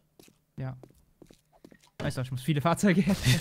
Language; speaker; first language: German; native; German